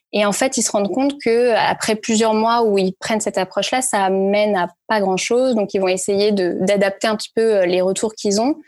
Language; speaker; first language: French; native; French